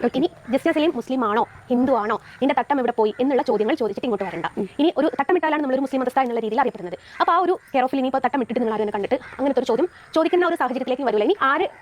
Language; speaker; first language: Malayalam; native; Malayalam